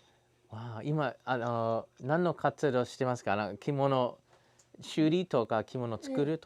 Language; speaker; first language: Japanese; non-native, learner; English